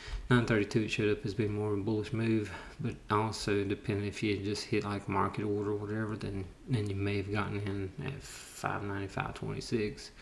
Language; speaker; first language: English; native; English